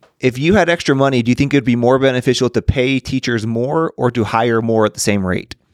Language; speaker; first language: English; native; English